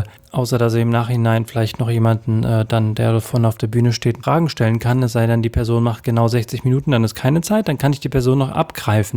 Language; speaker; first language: German; native; German